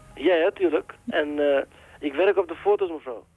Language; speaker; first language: Dutch; non-native, learner; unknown